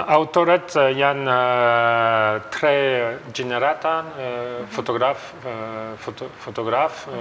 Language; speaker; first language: Albanian; non-native, learner; French